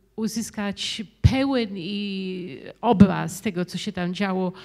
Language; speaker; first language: Polish; early bilingual, heritage; Polish